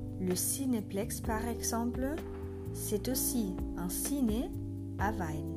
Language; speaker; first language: French; non-native, fluent; German